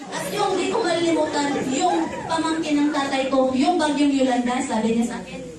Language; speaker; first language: Filipino; non-native, local second language; Cebuano